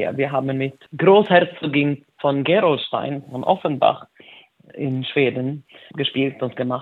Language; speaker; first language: German; non-native, fluent; Swedish